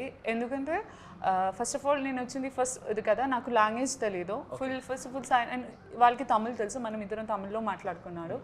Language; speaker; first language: Telugu; non-native, learner; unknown